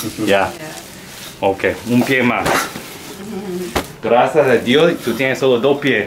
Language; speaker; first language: Spanish; non-native, learner; English